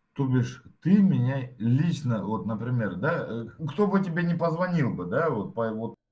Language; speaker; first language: Russian; native; Russian